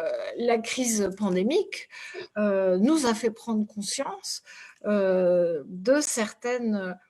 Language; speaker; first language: French; native; French